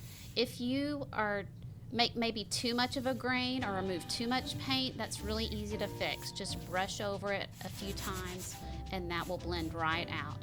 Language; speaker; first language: English; native; English